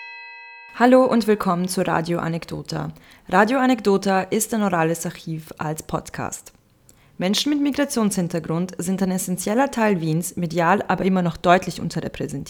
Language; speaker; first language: German; non-native, local second language; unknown